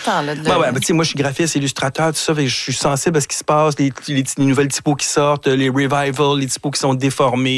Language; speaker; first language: French; native; French